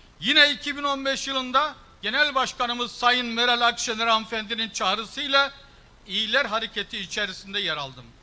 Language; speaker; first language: Turkish; early bilingual, heritage; Turkish